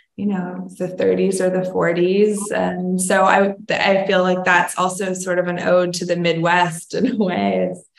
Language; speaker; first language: English; native; English